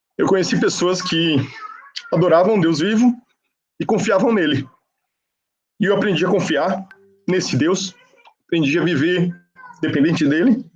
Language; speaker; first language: Portuguese; non-native, fluent; Spanish